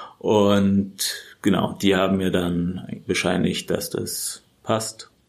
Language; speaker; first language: German; native; German